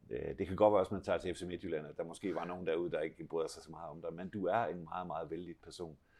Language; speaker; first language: Danish; native; Danish